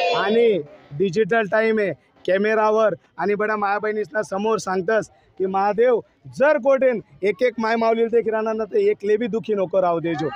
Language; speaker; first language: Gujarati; non-native, local second language; Marathi